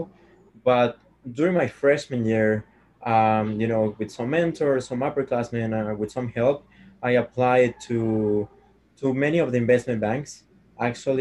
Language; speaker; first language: English; non-native, fluent; Spanish